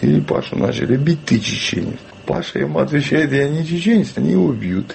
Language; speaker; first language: Russian; non-native, local second language; Chechen